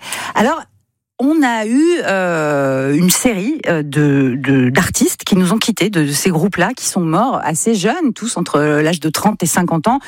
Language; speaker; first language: French; native; French